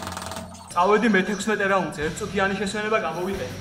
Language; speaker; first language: Georgian; native; Georgian